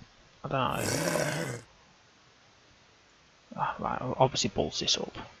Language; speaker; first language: English; native; English